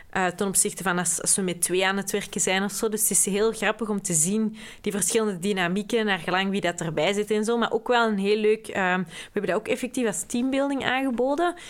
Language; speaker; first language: Dutch; native; Dutch